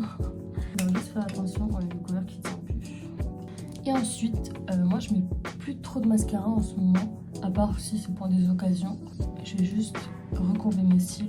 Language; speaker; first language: French; native; French